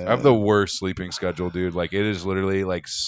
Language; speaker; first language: English; native; English